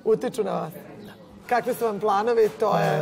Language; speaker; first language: Serbian; native; Serbian